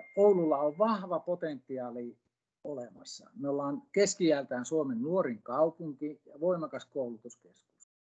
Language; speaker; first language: Finnish; native; Finnish